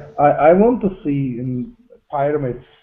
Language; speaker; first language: English; non-native, learner; Turkish